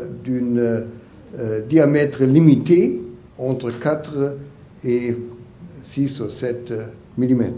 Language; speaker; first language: French; non-native, learner; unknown